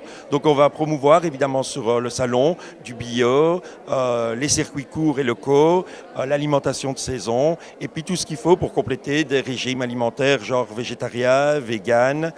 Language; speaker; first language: French; native; French